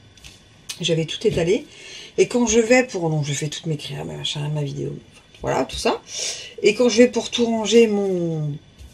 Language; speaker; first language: French; native; French